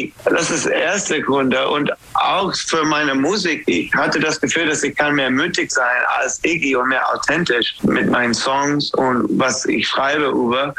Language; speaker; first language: German; non-native, fluent; English